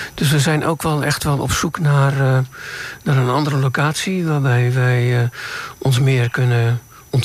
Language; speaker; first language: Dutch; native; Dutch